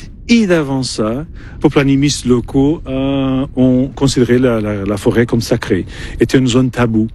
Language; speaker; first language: French; non-native, fluent; Portuguese